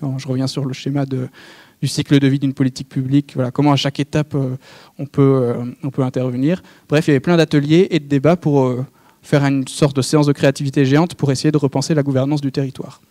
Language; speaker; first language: French; native; French